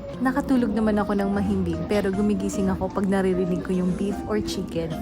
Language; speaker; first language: Filipino; non-native, local second language; Cebuano